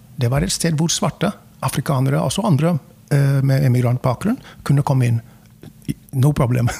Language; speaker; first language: Norwegian; non-native, fluent; English